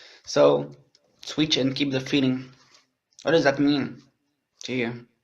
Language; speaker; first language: English; non-native, learner; French